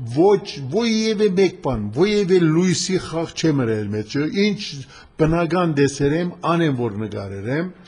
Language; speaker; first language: Armenian; early bilingual, heritage; Armenian